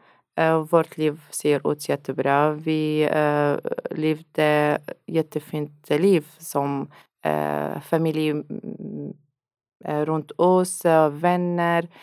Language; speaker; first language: Swedish; non-native, learner; Arabic